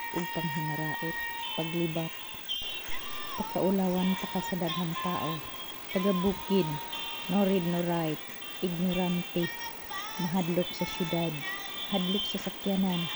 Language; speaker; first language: Cebuano; non-native, local second language; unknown